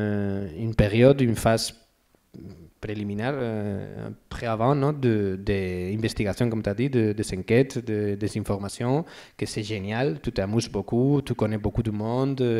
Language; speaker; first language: French; non-native, learner; Spanish